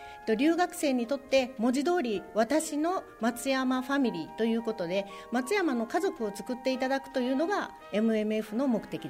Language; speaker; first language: Japanese; native; Japanese